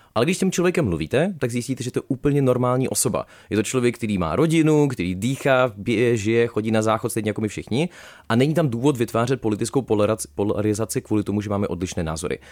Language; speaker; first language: Czech; early bilingual, other home language; Russian